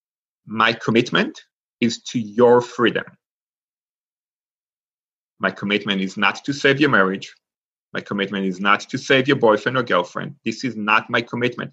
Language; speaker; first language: English; non-native, fluent; Hebrew